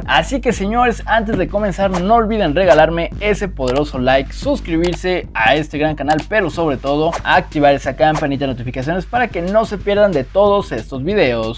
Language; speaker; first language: Spanish; native; Spanish